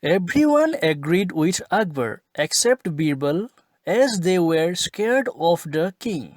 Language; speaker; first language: English; non-native, local second language; Assamese